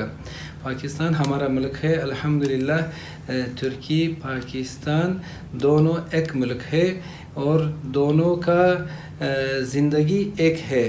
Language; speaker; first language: Hindi; non-native, learner; Turkish